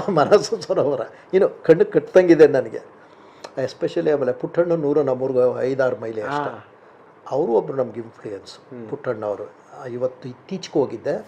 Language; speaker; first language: Kannada; native; Kannada